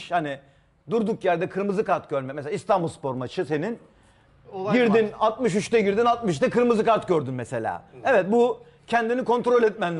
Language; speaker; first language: Turkish; native; Turkish